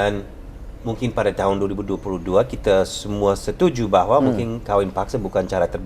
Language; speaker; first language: Indonesian; non-native, fluent; English